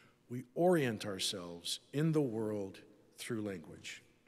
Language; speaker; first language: English; native; English